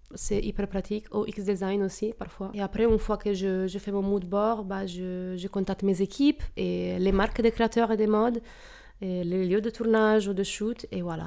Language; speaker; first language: French; non-native, fluent; Italian